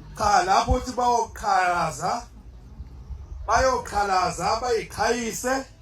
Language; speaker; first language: Zulu; native; Zulu